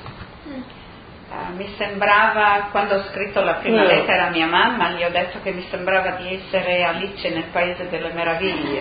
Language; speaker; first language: Italian; non-native, local second language; Friulian